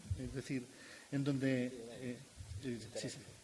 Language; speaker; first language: Spanish; native; Spanish